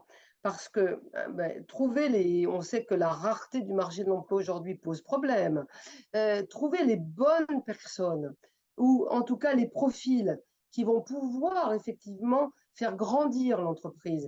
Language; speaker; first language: French; native; French